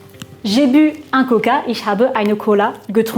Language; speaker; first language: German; non-native, fluent; French